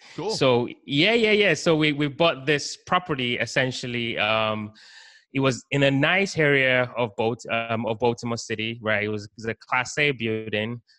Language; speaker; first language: English; non-native, local second language; Yoruba